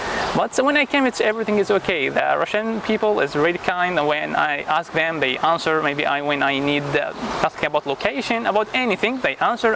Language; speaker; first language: English; non-native, fluent; Arabic